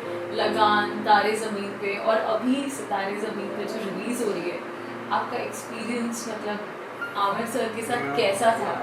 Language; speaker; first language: Hindi; native; Hindi